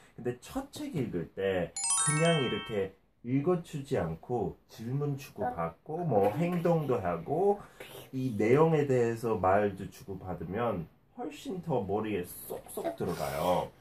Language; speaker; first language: Korean; non-native, fluent; English